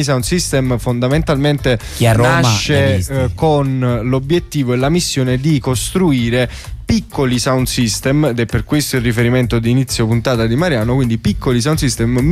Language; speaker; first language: Italian; native; Italian